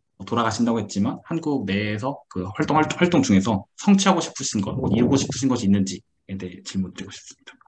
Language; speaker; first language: Korean; native; Korean